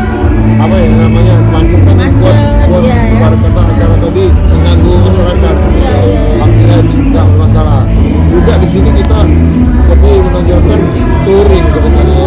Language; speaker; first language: Indonesian; native; Indonesian